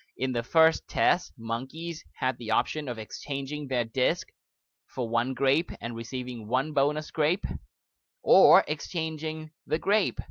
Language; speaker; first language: English; non-native, fluent; Thai